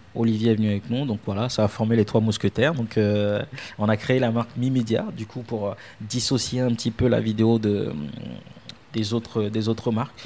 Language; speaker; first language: French; non-native, local second language; Ewe